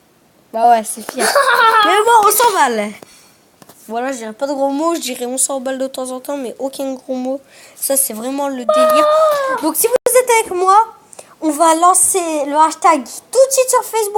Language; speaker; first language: French; native; French